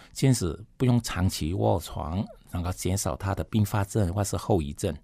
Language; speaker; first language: Chinese; non-native, fluent; Cantonese